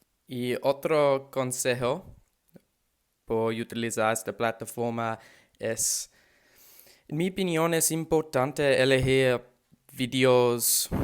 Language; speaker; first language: Spanish; non-native, learner; English